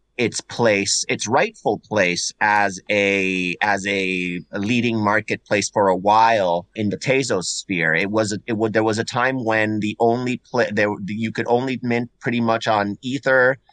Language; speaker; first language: English; non-native, fluent; Spanish